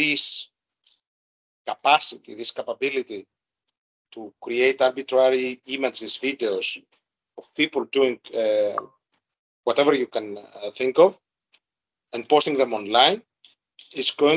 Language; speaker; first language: English; non-native, fluent; Greek